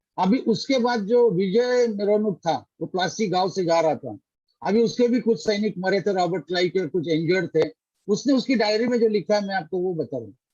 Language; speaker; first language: Hindi; non-native, local second language; Marathi